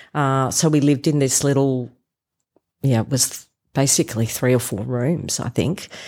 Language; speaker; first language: English; non-native, local second language; German